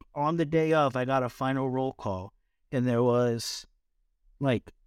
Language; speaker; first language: English; native; English